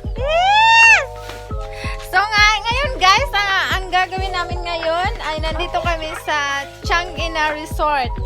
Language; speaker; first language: Filipino; non-native, local second language; Waray